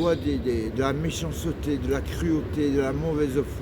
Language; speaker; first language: French; native; French